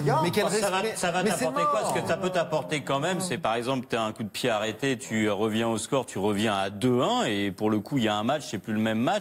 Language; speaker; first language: French; native; French